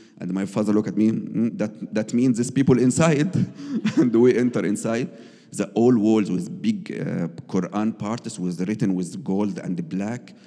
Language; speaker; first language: English; non-native, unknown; Arabic